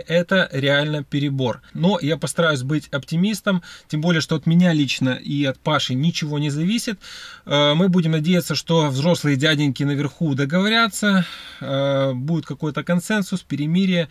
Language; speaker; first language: Russian; native; Russian